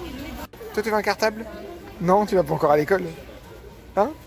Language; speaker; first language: French; native; French